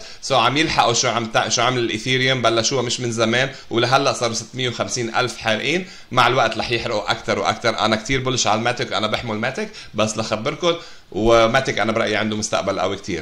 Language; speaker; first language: Arabic; native; Arabic